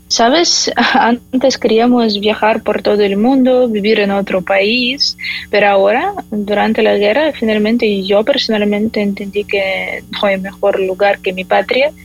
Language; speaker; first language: Spanish; non-native, fluent; Ukrainian